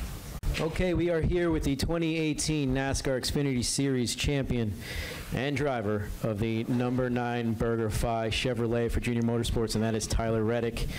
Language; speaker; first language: English; native; English